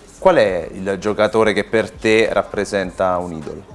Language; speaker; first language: Italian; native; Italian